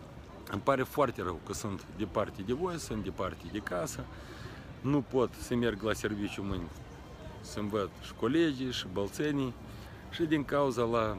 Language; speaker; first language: Russian; native; Russian